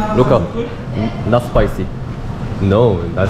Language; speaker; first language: English; non-native, learner; Korean